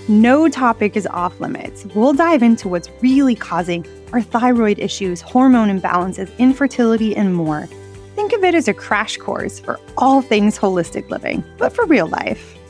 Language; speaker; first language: English; native; English